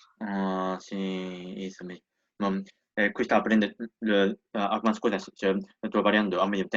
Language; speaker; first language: Portuguese; non-native, learner; Japanese